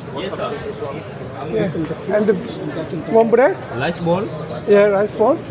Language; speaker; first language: English; non-native, learner; Korean